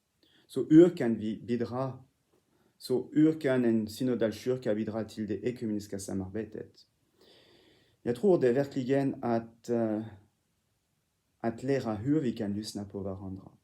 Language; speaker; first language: Swedish; non-native, fluent; French